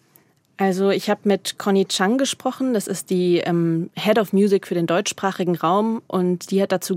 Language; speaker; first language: German; native; German